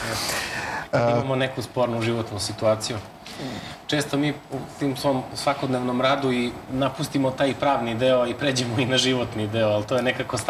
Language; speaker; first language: Serbian; native; Serbian